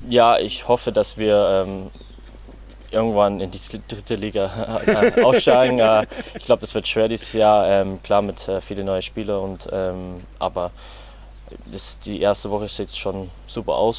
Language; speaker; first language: German; non-native, learner; English